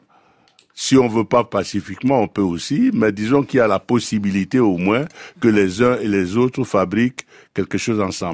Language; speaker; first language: French; non-native, local second language; Duala